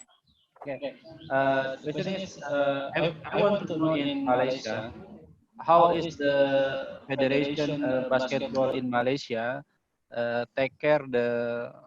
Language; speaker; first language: English; non-native, learner; Indonesian